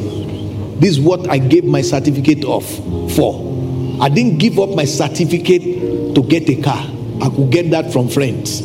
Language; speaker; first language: English; non-native, local second language; Yoruba